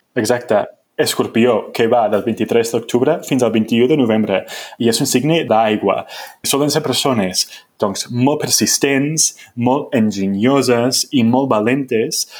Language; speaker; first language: Catalan; non-native, fluent; English